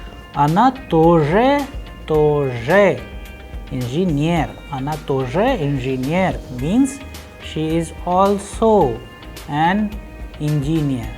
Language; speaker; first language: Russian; non-native, fluent; Hindi